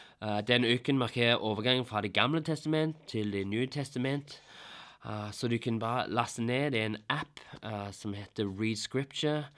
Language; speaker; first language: Norwegian; non-native, fluent; English